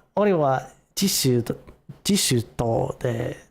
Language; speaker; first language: Japanese; non-native, learner; English